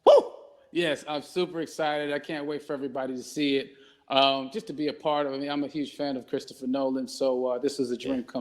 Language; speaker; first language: English; native; English